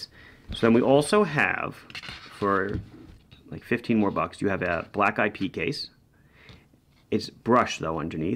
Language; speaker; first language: English; native; English